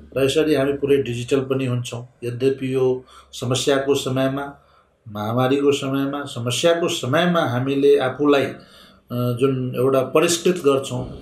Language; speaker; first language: Nepali; non-native, local second language; Maithili